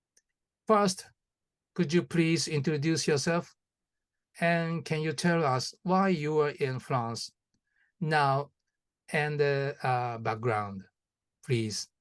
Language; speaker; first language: English; non-native, learner; Japanese